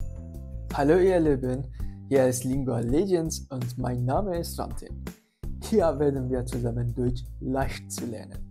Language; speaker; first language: German; non-native, fluent; Persian